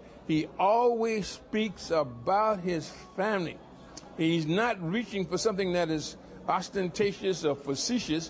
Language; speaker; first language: English; native; English